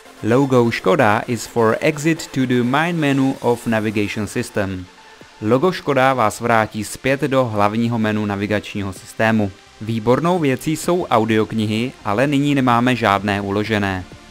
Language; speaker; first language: Czech; native; Czech